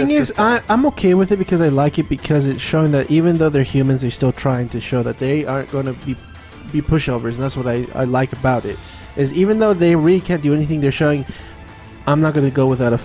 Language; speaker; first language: English; native; English